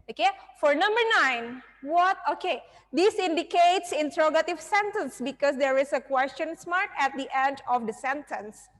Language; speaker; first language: English; non-native, fluent; Indonesian